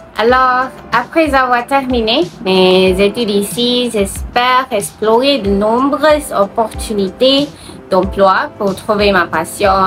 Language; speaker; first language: French; non-native, learner; Malay